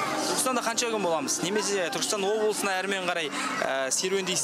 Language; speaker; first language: Kazakh; native; Kazakh